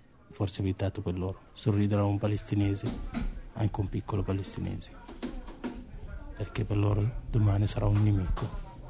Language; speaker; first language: Italian; non-native, fluent; Arabic